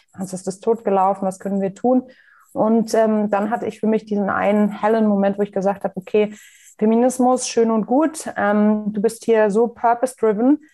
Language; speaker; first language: German; native; German